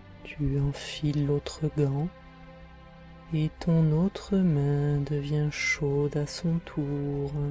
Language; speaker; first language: French; native; French